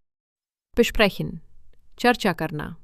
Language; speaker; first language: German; non-native, fluent; Hindi